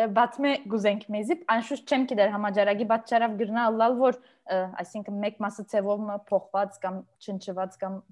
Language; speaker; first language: Armenian; early bilingual, heritage; Armenian